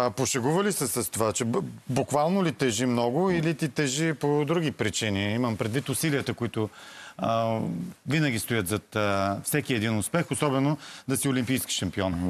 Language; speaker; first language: Bulgarian; native; Bulgarian